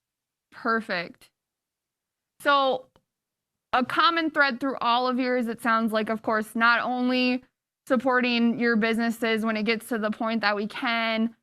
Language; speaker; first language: English; native; English